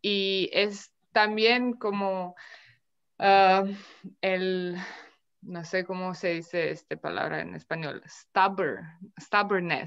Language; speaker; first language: Spanish; non-native, fluent; Romanian